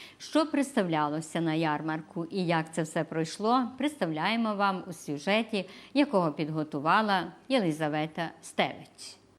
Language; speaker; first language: Ukrainian; native; Ukrainian